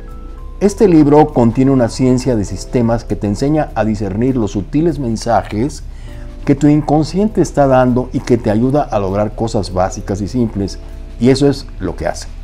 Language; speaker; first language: Spanish; native; Spanish